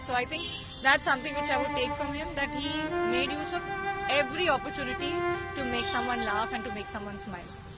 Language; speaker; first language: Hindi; non-native, local second language; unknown